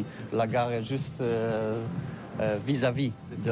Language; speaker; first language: French; non-native, learner; Polish